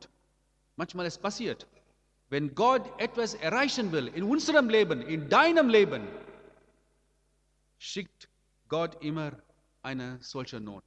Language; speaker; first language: German; non-native, learner; Amharic